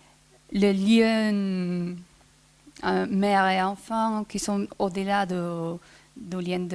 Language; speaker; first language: French; non-native, fluent; Spanish